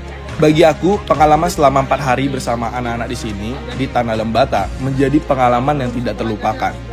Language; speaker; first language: Indonesian; native; Indonesian